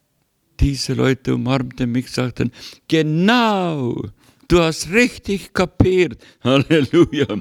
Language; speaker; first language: German; non-native, learner; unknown